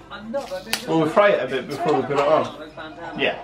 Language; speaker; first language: English; native; English